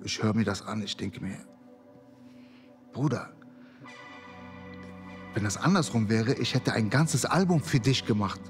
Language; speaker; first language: German; early bilingual, other home language; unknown